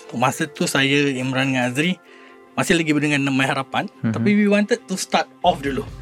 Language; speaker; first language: Malay; native; Malay